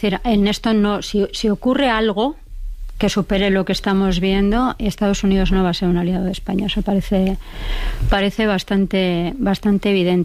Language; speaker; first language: Spanish; native; Spanish